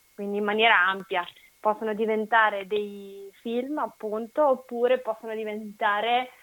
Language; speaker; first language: Italian; native; Italian